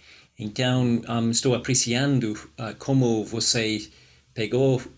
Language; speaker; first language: Portuguese; non-native, fluent; English